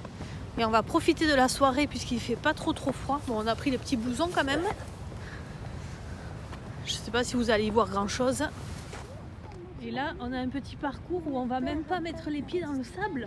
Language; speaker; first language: French; native; French